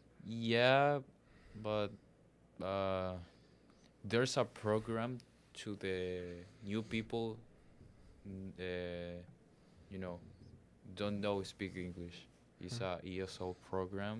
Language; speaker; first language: English; non-native, learner; Spanish